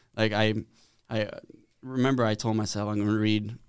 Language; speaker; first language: English; non-native, fluent; Swedish